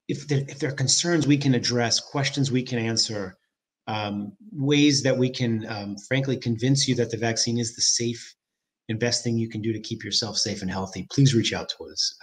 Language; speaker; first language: English; native; English